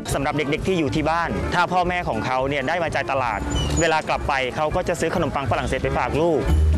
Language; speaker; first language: Thai; non-native, fluent; Khmer